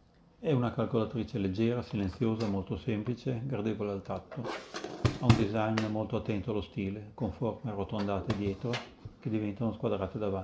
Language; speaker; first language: Italian; native; Italian